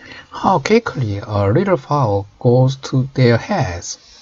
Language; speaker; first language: English; non-native, fluent; Korean